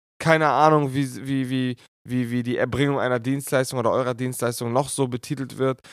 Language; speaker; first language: German; native; German